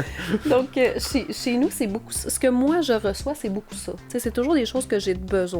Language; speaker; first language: French; native; French